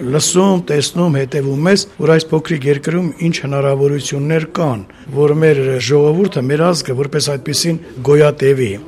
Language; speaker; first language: Armenian; non-native, local second language; Kurdish